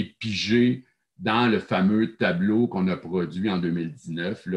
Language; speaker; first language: French; native; French